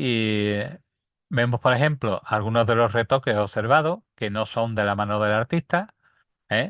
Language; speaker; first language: Spanish; native; Spanish